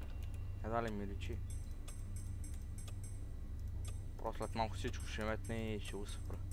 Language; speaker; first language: Bulgarian; native; Bulgarian